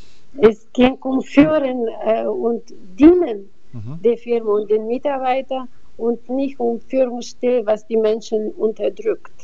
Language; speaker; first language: German; non-native, fluent; Bulgarian